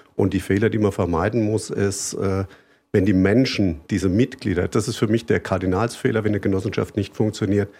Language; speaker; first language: German; native; German